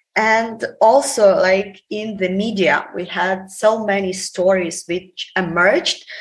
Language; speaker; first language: English; non-native, fluent; Ukrainian